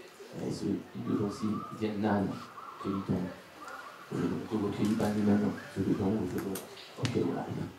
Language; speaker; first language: Chinese; non-native, learner; French